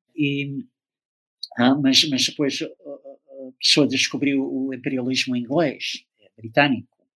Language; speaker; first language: Portuguese; non-native, fluent; English